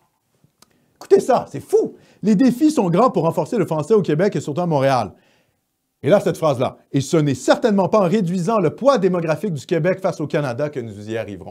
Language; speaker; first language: French; native; French